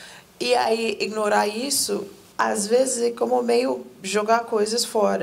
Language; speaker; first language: Portuguese; non-native, fluent; English